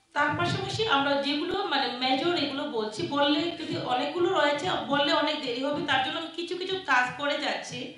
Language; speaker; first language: Bangla; non-native, local second language; Chakma